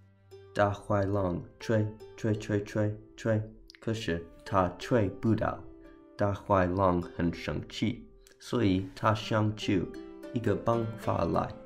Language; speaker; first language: Chinese; non-native, learner; English